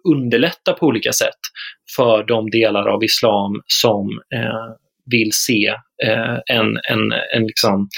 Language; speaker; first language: Swedish; native; Swedish